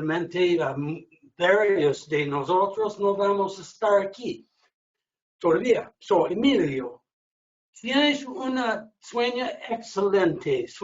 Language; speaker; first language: Spanish; non-native, learner; English